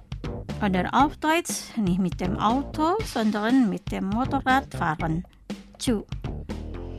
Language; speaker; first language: German; non-native, fluent; Indonesian